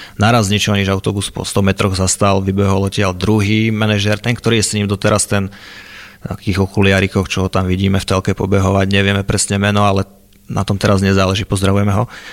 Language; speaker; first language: Slovak; native; Slovak